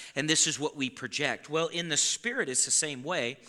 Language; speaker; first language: English; native; English